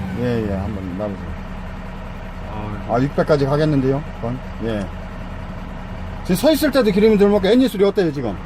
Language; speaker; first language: Korean; native; Korean